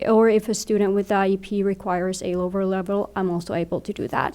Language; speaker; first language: English; non-native, fluent; Finnish